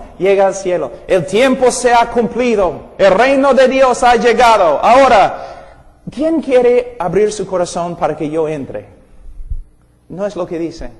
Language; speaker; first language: Spanish; non-native, fluent; English